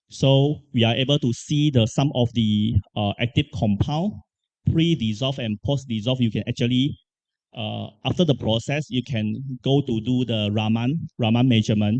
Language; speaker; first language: English; non-native, fluent; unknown